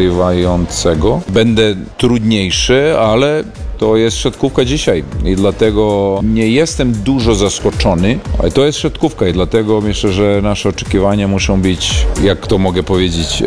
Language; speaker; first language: Polish; non-native, learner; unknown